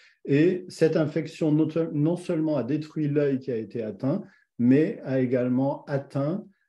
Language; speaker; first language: French; native; French